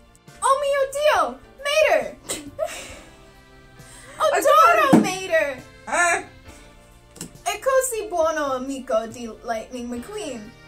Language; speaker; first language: Italian; non-native, learner; English